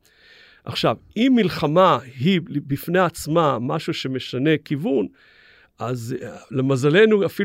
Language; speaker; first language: Hebrew; native; Hebrew